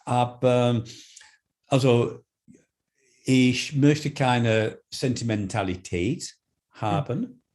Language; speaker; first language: German; non-native, fluent; English